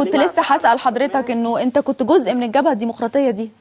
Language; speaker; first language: Arabic; native; Arabic